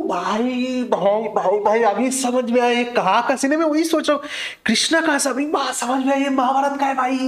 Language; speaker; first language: Hindi; non-native, local second language; Bangla